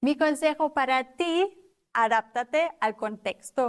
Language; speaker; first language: Spanish; non-native, fluent; German